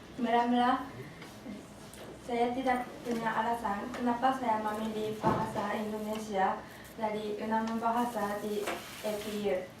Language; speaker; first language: Indonesian; non-native, learner; Japanese